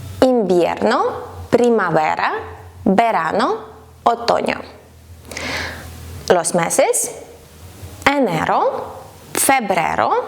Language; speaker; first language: Spanish; non-native, fluent; Ukrainian